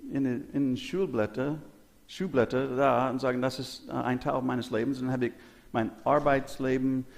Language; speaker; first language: German; non-native, fluent; English